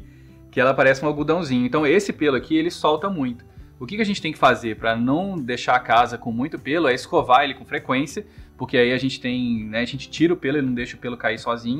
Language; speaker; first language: Portuguese; native; Portuguese